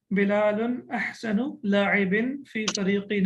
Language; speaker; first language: Arabic; non-native, fluent; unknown